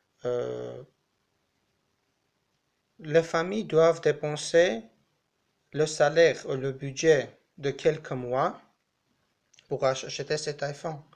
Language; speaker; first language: French; non-native, learner; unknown